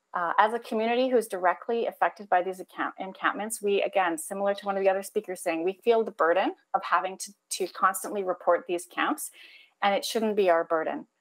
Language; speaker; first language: English; native; English